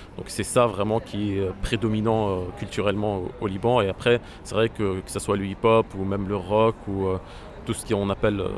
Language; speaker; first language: French; non-native, local second language; Arabic